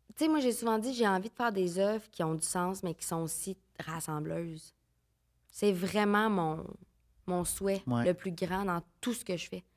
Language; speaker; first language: French; native; French